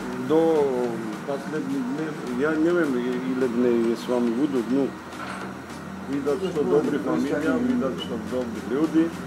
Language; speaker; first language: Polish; non-native, learner; Russian